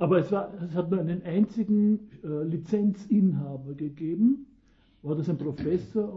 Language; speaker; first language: German; native; German